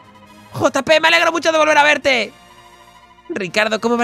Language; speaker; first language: Spanish; native; Spanish